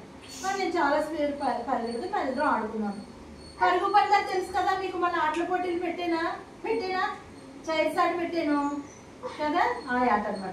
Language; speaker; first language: Telugu; native; Telugu